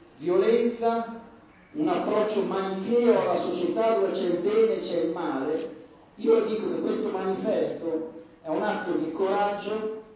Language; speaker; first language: Italian; native; Italian